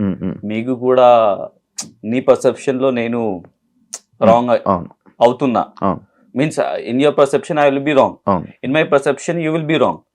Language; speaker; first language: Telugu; non-native, local second language; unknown